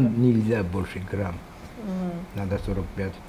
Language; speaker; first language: Russian; non-native, local second language; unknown